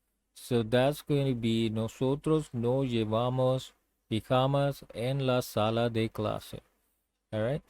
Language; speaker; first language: Spanish; non-native, learner; English